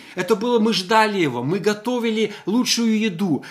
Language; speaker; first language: Russian; non-native, local second language; Ukrainian